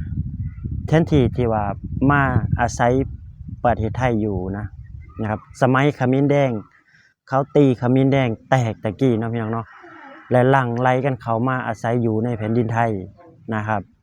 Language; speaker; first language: Thai; non-native, local second language; Lao